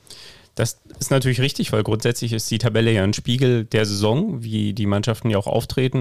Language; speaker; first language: German; native; German